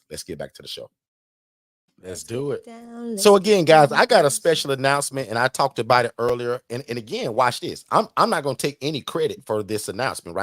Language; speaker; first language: English; native; English